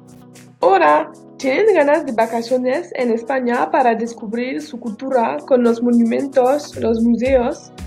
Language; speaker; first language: Spanish; non-native, learner; French